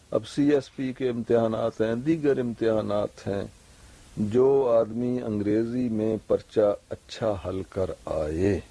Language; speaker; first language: Urdu; native; Urdu